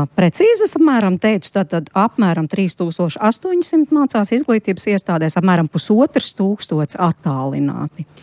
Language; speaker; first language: Latvian; native; Latvian